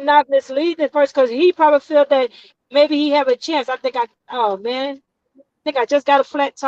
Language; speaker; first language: English; native; English